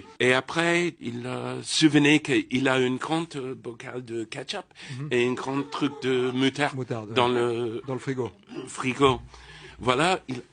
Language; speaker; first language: French; non-native, fluent; English